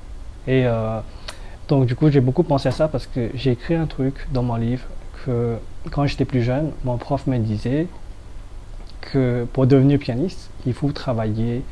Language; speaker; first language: French; non-native, fluent; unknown